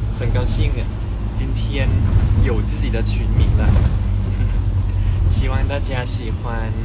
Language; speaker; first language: Chinese; non-native, learner; Thai